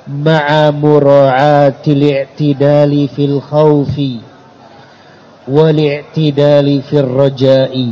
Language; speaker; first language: Arabic; non-native, fluent; Indonesian